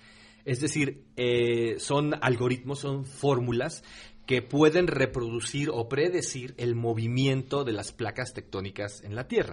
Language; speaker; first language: Spanish; native; Spanish